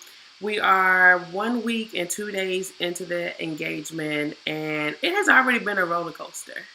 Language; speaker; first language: English; native; English